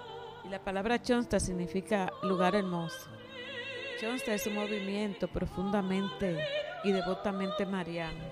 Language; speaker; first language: Spanish; native; Spanish